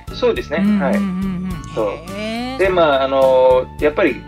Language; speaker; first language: Japanese; non-native, fluent; English